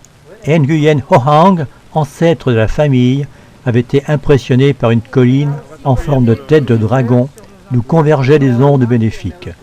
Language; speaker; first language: French; native; French